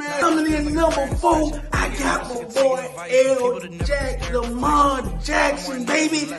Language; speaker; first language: English; native; English